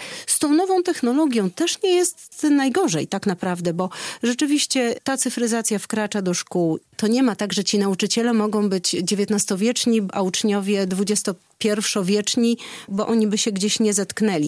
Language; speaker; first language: Polish; native; Polish